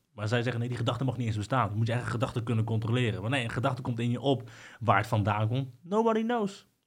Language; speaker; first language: Dutch; early bilingual, other home language; Spanish